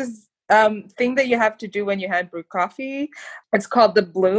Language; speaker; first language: English; non-native, local second language; Filipino